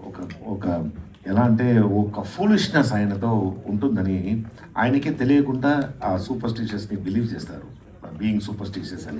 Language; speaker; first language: Telugu; non-native, learner; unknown